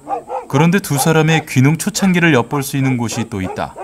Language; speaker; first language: Korean; native; Korean